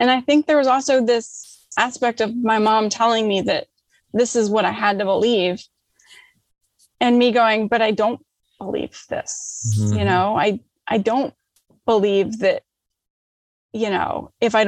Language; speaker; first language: English; native; English